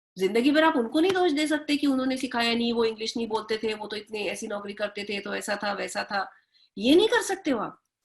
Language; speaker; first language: Hindi; native; Hindi